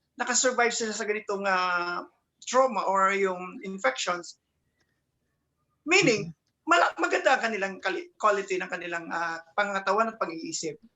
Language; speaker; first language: Filipino; native; Filipino